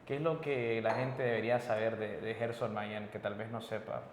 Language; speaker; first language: Spanish; early bilingual, heritage; Spanish